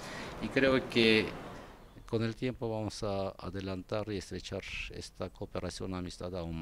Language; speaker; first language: Spanish; non-native, fluent; Armenian